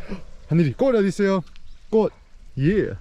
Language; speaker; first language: Korean; non-native, learner; English